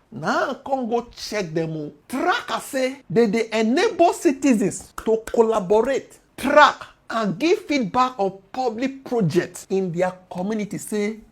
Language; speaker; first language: Nigerian Pidgin; native; Nigerian Pidgin